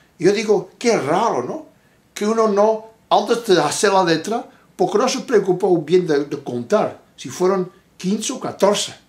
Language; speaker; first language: Spanish; non-native, fluent; Dutch